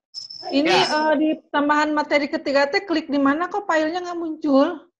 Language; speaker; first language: Indonesian; native; Indonesian